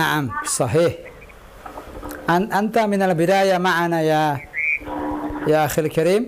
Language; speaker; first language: Arabic; non-native, fluent; Indonesian